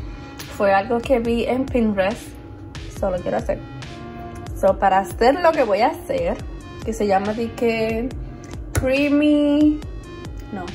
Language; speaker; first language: Spanish; early bilingual, heritage; Spanish